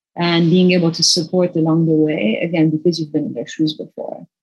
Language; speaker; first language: English; non-native, fluent; Arabic